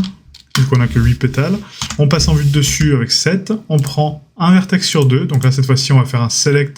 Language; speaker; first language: French; native; French